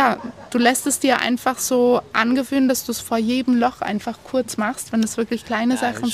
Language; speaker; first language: German; native; German